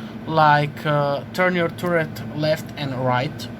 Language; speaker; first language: English; non-native, fluent; Croatian